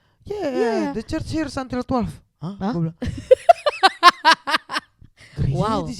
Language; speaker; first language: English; non-native, fluent; Indonesian